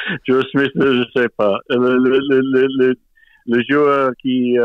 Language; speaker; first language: French; non-native, fluent; English